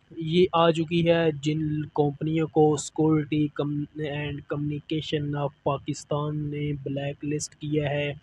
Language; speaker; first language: Urdu; non-native, local second language; Punjabi